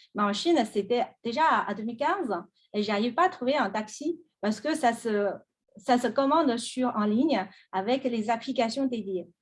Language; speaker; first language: French; non-native, fluent; Chinese